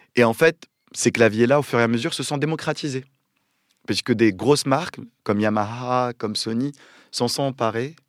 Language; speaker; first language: French; non-native, local second language; Arabic